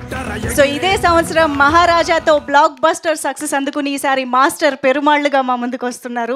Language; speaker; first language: Telugu; native; Telugu